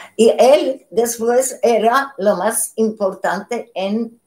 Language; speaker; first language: Spanish; non-native, learner; Polish